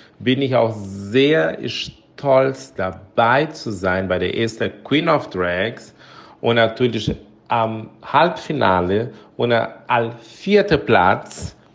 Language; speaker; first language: German; non-native, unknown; Portuguese